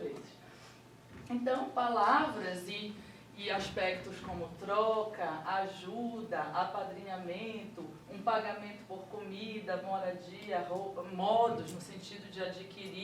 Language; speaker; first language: Portuguese; native; Portuguese